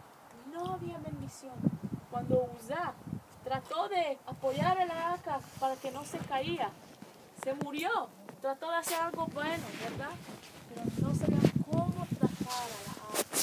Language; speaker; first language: Spanish; non-native, fluent; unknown